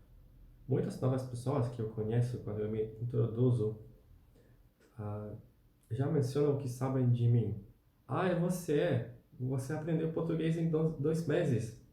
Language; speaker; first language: Portuguese; non-native, fluent; Polish